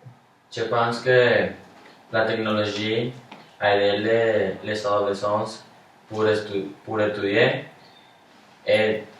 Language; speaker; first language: French; non-native, learner; Spanish